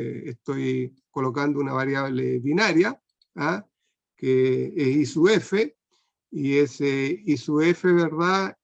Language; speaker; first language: Spanish; non-native, fluent; Portuguese